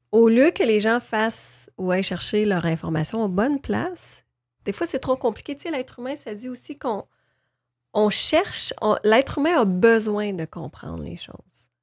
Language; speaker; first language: French; native; French